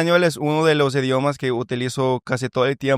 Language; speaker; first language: Spanish; non-native, fluent; English